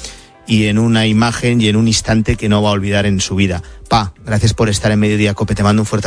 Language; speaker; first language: Spanish; native; Spanish